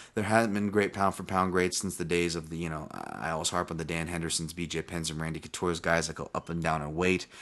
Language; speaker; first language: English; native; English